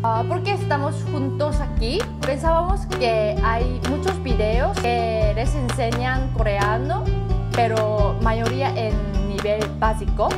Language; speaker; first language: Spanish; non-native, fluent; Korean